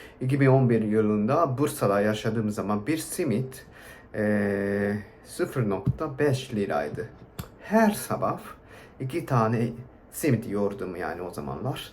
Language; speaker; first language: Turkish; non-native, fluent; Japanese